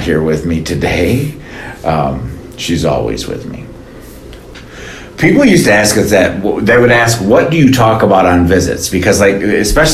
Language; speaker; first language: English; native; English